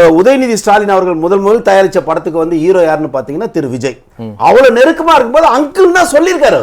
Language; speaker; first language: Tamil; native; Tamil